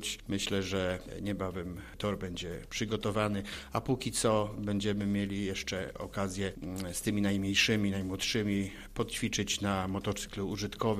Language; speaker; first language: Polish; native; Polish